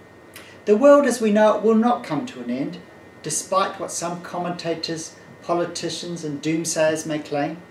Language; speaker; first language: English; native; English